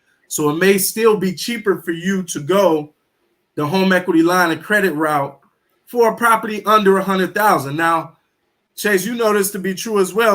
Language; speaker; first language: English; native; English